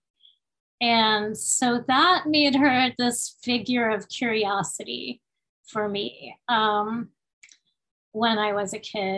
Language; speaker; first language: English; early bilingual, other home language; Spanish